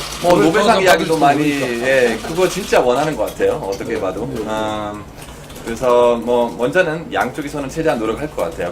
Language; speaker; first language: Korean; non-native, fluent; German